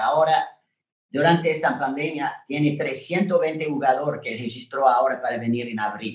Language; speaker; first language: Spanish; non-native, learner; French